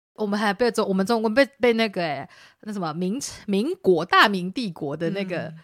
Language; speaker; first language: Chinese; native; Chinese